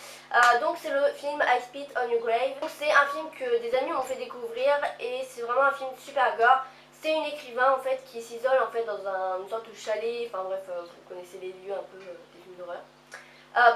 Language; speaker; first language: French; native; French